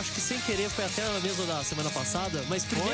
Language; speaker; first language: Portuguese; native; Portuguese